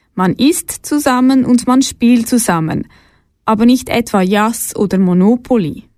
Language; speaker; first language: German; native; German